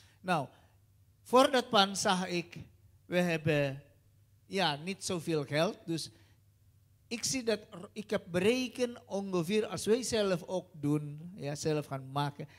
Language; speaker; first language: Dutch; non-native, learner; Indonesian